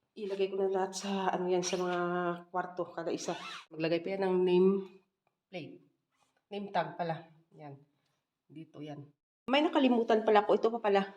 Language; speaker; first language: Filipino; non-native, local second language; Cebuano